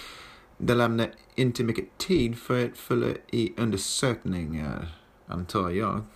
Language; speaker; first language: Swedish; non-native, fluent; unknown